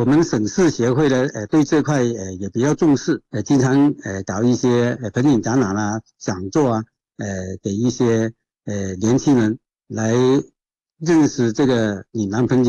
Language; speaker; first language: Chinese; non-native, local second language; Cantonese